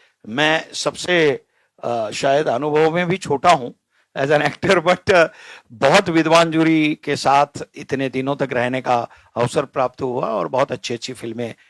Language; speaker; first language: Hindi; native; Hindi